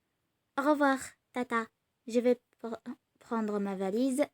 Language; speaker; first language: French; non-native, learner; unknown